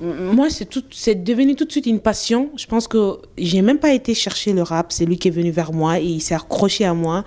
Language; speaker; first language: French; non-native, local second language; Bambara